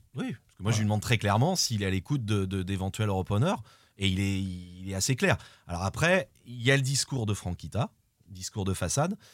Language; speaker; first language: French; native; French